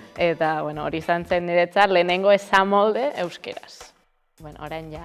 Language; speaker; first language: Basque; non-native, learner; Spanish